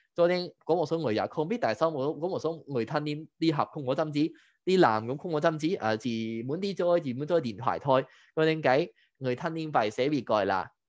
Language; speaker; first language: Vietnamese; non-native, fluent; Cantonese